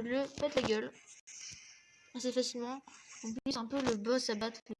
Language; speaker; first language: French; native; French